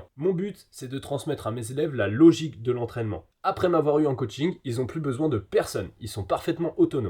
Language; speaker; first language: French; native; French